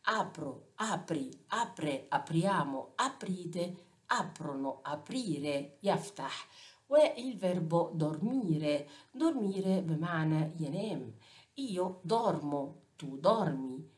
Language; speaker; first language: Italian; non-native, fluent; Arabic